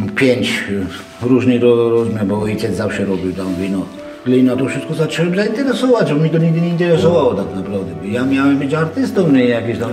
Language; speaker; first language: Polish; non-native, fluent; Georgian